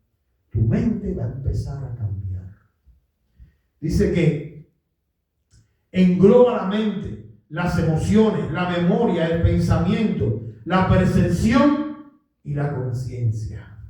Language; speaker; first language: Spanish; native; Spanish